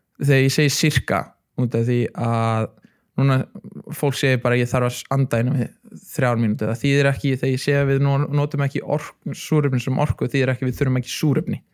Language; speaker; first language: Icelandic; early bilingual, other home language; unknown